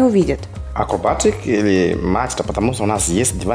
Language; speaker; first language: Russian; non-native, learner; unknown